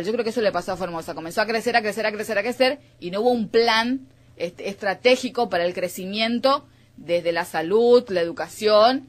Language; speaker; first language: Spanish; native; Spanish